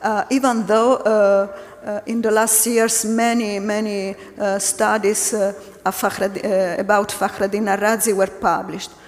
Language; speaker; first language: English; non-native, fluent; Italian